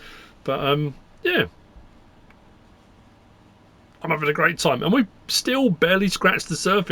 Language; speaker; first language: English; native; English